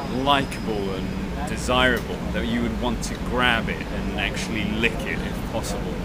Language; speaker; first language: English; non-native, fluent; Spanish